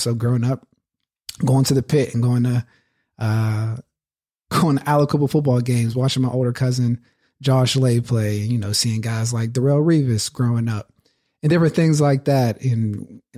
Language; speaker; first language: English; native; English